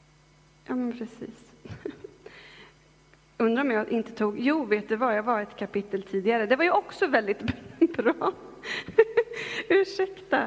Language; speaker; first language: Swedish; native; Swedish